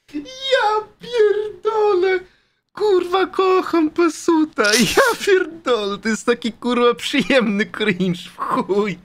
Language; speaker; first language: Polish; native; Polish